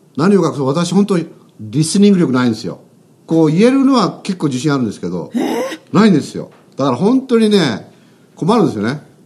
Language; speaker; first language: Japanese; native; Japanese